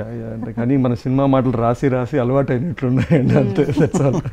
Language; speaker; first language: Telugu; native; Telugu